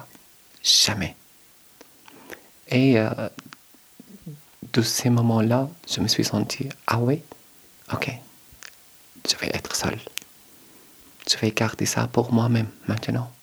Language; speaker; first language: French; non-native, learner; Arabic